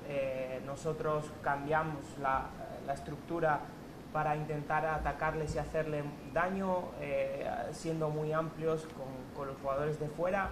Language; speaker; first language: Spanish; native; Spanish